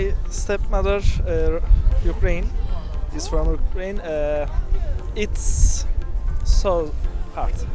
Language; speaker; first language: English; non-native, learner; Turkish